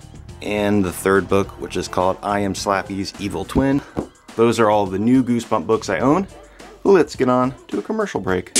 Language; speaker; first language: English; native; English